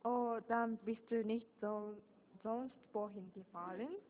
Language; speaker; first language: German; non-native, learner; Japanese